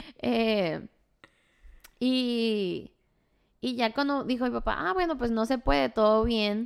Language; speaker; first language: Spanish; native; Spanish